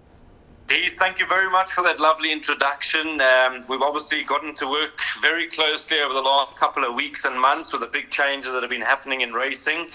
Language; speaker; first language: English; native; English